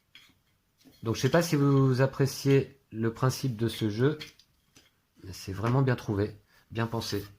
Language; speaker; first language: French; native; French